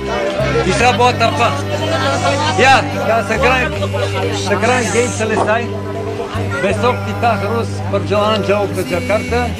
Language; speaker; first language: Indonesian; non-native, fluent; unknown